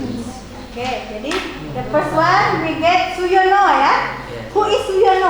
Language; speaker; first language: English; non-native, learner; Indonesian